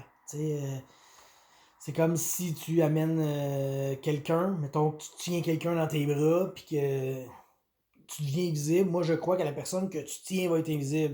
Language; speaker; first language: French; native; French